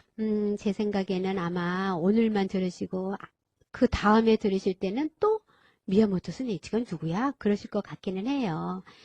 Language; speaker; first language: Korean; native; Korean